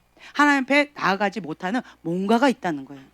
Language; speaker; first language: Korean; native; Korean